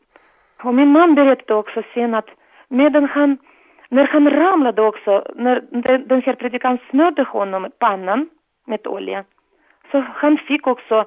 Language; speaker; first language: Swedish; non-native, fluent; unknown